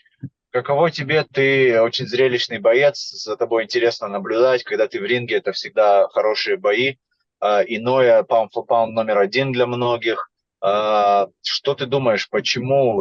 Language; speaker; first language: Russian; non-native, learner; Uzbek